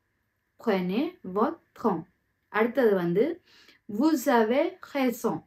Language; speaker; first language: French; non-native, fluent; Tamil